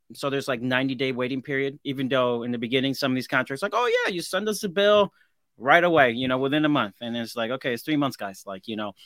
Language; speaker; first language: English; native; English